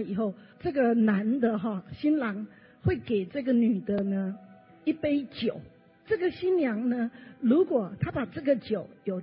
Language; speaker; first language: Chinese; native; Chinese